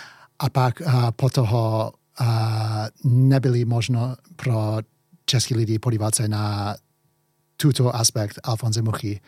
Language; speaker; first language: Czech; early bilingual, heritage; English